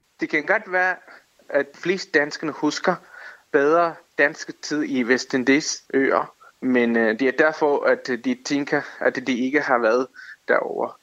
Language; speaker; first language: Danish; non-native, fluent; Tamil